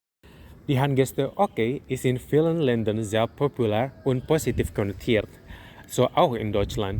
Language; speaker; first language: German; non-native, learner; Indonesian